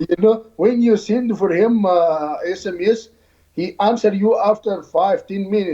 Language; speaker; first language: English; non-native, learner; Arabic